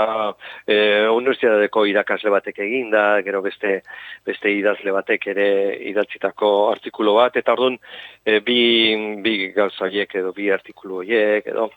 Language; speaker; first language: Basque; non-native, local second language; Spanish